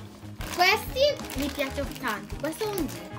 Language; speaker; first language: Italian; non-native, learner; English